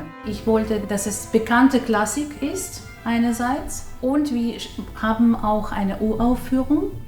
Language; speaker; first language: German; non-native, fluent; Russian